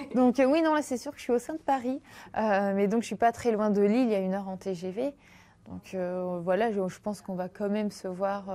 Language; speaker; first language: French; native; French